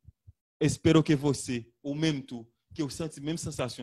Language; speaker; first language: Portuguese; non-native, learner; Haitian Creole